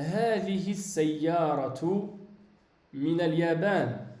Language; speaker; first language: Arabic; non-native, fluent; French